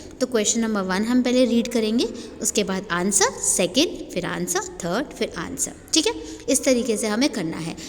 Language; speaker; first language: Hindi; native; Hindi